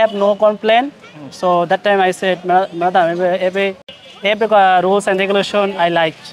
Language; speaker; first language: English; non-native, learner; Bangla